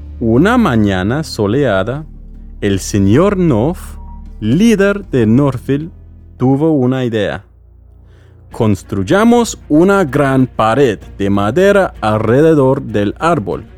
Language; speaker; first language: Spanish; non-native, fluent; English